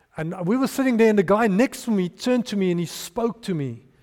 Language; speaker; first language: English; non-native, local second language; Afrikaans